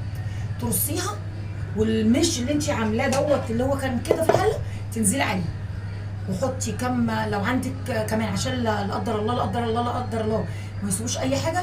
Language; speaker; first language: Arabic; native; Arabic